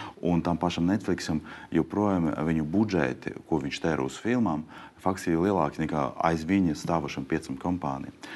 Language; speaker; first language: Latvian; non-native, local second language; Russian